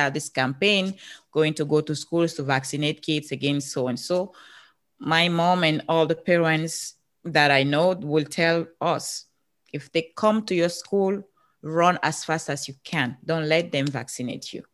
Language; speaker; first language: English; non-native, local second language; French